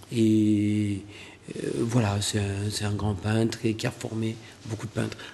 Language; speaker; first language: French; non-native, local second language; Wolof